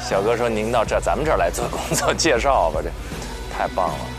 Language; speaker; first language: Chinese; native; Chinese